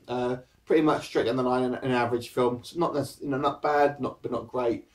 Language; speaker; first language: English; native; English